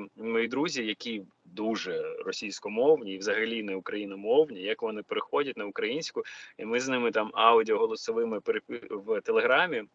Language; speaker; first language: Ukrainian; non-native, local second language; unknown